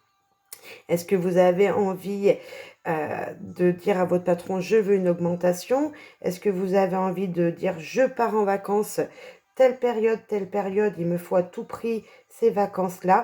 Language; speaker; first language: French; native; French